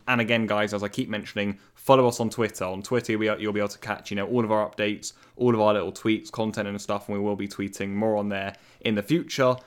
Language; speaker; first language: English; native; English